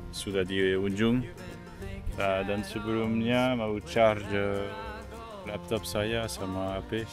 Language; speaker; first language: Indonesian; non-native, learner; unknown